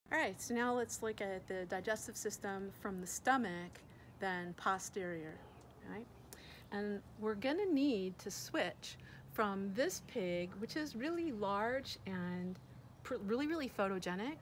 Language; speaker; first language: English; native; English